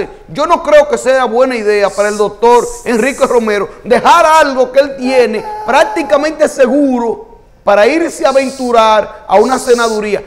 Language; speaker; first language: Spanish; native; Spanish